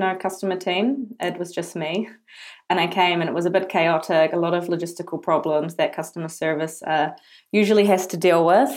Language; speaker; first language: English; native; English